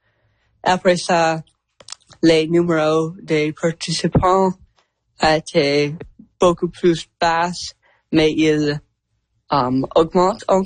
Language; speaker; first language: French; non-native, learner; English